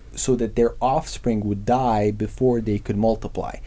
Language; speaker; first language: English; non-native, fluent; Serbian